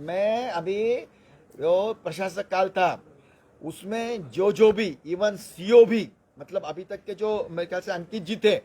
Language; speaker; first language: Hindi; non-native, local second language; Marathi